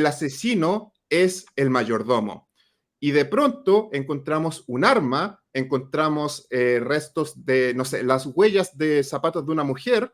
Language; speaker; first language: Spanish; native; Spanish